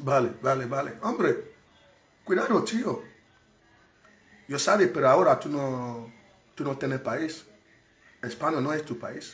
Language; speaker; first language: Spanish; non-native, learner; Bini